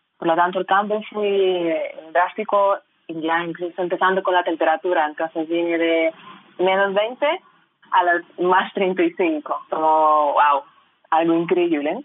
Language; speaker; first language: Spanish; non-native, fluent; Russian